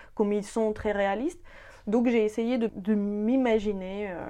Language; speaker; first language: French; non-native, fluent; Ukrainian